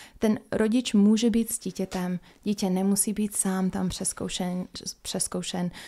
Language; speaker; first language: Czech; non-native, fluent; English